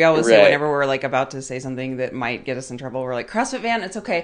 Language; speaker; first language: English; native; English